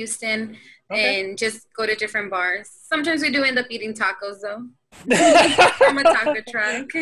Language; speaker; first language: English; native; English